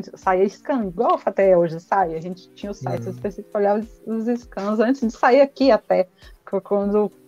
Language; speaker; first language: Portuguese; native; Portuguese